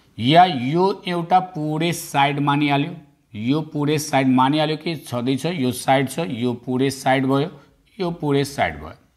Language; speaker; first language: Nepali; non-native, local second language; Bhojpuri